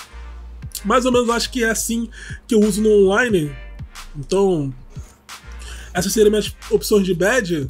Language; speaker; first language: Portuguese; native; Portuguese